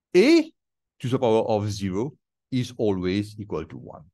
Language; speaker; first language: English; non-native, local second language; Morisyen